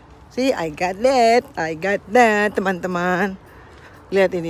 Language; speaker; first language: English; non-native, learner; Indonesian